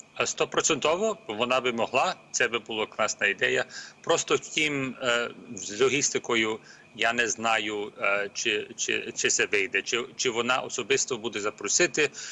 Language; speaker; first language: Ukrainian; early bilingual, heritage; Ukrainian